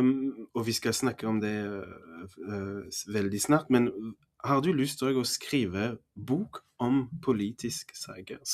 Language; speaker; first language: Norwegian; non-native, fluent; French